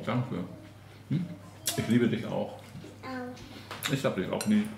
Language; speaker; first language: German; native; German